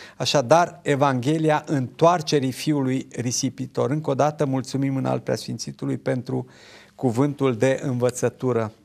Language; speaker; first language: Romanian; native; Romanian